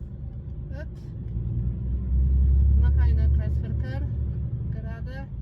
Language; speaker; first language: German; non-native, learner; Polish